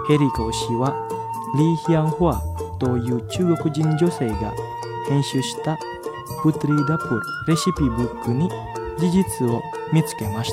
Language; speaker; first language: Japanese; non-native, fluent; Indonesian